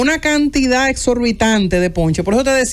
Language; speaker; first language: Spanish; native; Spanish